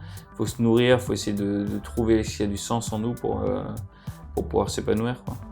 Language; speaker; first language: French; native; French